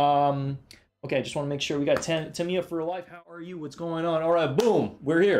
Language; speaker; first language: English; native; English